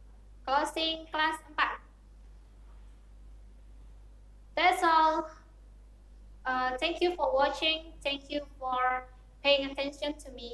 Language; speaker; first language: English; non-native, fluent; Indonesian